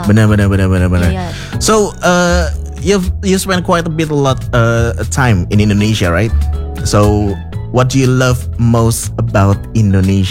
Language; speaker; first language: English; non-native, fluent; Indonesian